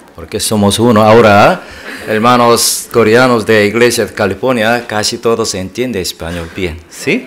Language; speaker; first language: Spanish; non-native, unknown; Korean